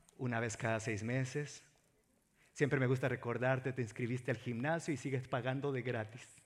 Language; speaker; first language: Spanish; native; Spanish